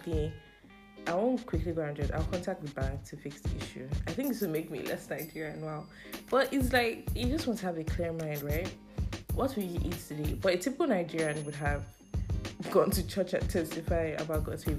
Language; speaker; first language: English; non-native, local second language; Yoruba